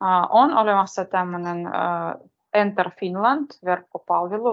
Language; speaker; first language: Finnish; non-native, fluent; Russian